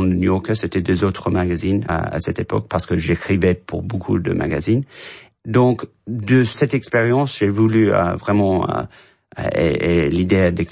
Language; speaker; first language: French; non-native, fluent; English